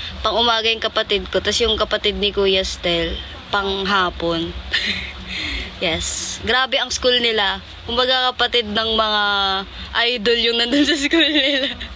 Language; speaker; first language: Filipino; native; Filipino